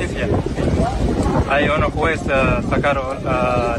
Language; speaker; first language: Spanish; non-native, learner; Arabic